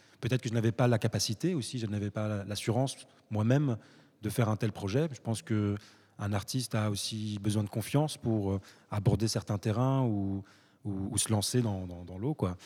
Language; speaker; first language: French; early bilingual, other home language; Arabic